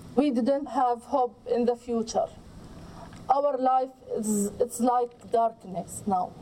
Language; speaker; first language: English; non-native, learner; Arabic